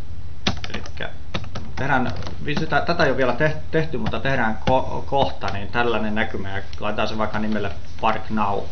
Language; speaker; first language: Finnish; native; Finnish